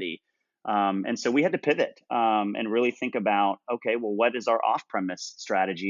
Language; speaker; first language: English; native; English